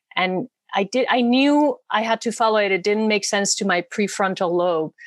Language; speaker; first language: English; non-native, fluent; Spanish